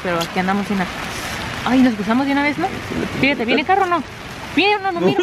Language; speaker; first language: Spanish; early bilingual, other home language; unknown